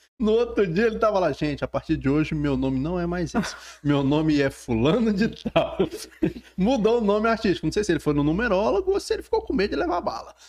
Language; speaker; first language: Portuguese; native; Portuguese